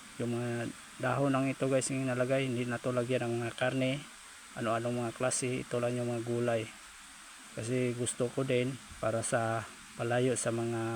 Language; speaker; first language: Filipino; non-native, local second language; Cebuano